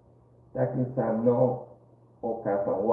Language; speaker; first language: Japanese; non-native, learner; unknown